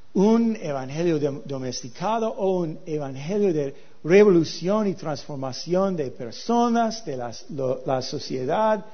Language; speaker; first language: Spanish; non-native, learner; English